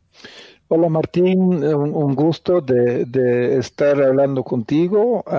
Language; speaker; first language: Spanish; non-native, fluent; Dutch